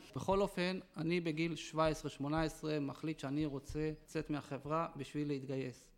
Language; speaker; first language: Hebrew; non-native, local second language; Yiddish